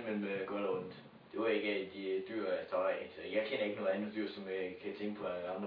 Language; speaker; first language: Danish; native; Danish